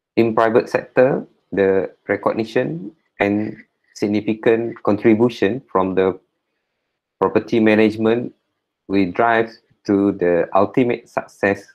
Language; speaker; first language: English; non-native, local second language; Malay